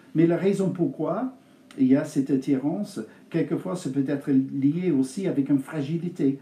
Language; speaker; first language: French; non-native, fluent; English